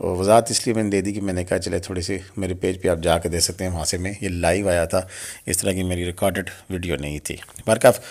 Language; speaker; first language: Urdu; non-native, local second language; Pahari-Potwari